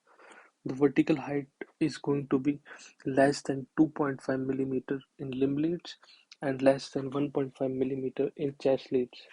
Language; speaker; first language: English; non-native, local second language; Hindi